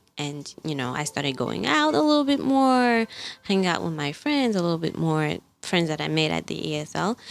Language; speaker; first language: English; non-native, fluent; French